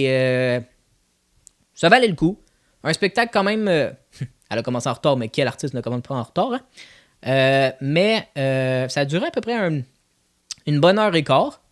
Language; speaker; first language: French; native; French